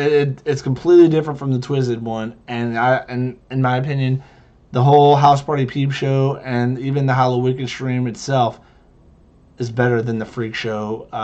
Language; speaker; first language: English; native; English